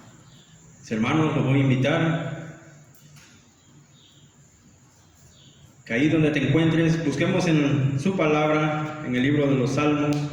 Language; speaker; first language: Spanish; native; Spanish